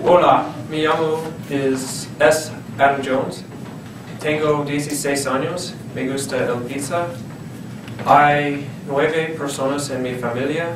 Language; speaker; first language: Spanish; non-native, learner; English